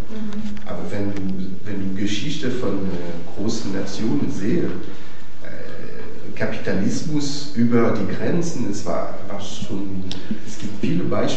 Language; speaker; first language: German; non-native, fluent; French